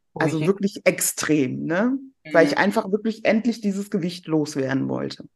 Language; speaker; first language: German; early bilingual, other home language; Persian